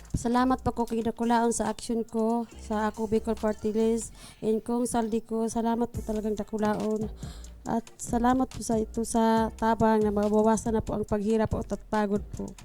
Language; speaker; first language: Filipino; non-native, local second language; Cebuano